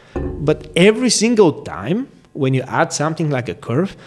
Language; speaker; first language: English; non-native, fluent; Bulgarian